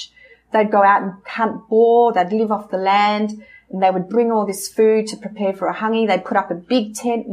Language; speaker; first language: English; native; English